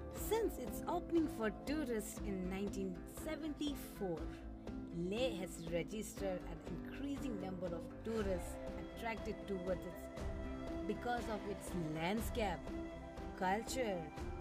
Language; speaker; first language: English; non-native, local second language; Ladakhi